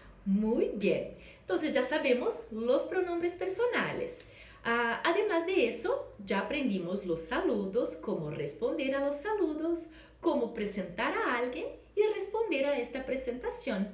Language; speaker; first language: Spanish; non-native, fluent; Portuguese